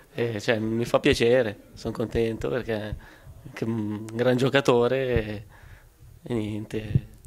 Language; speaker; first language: Italian; native; Italian